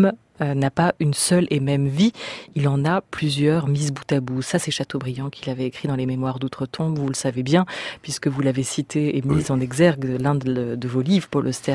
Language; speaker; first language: French; native; French